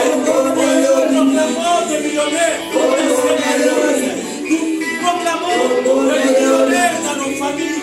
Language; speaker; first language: French; non-native, local second language; Lingala